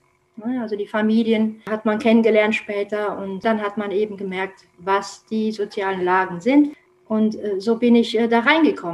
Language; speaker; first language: German; non-native, fluent; Romanian